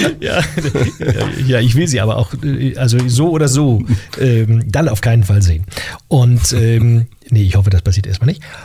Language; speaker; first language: German; native; German